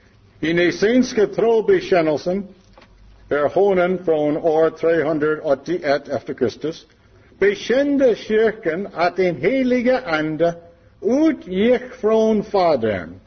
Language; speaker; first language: Swedish; non-native, learner; English